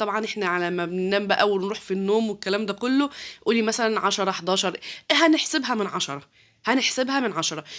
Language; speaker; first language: Arabic; native; Arabic